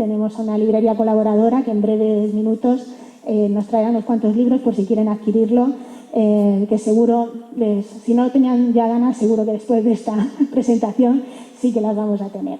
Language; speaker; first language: Spanish; native; Spanish